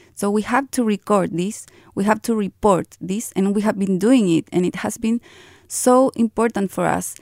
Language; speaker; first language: English; non-native, fluent; Spanish